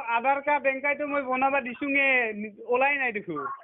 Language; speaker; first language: Hindi; non-native, local second language; Assamese